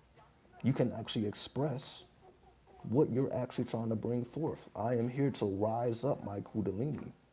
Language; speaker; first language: English; native; English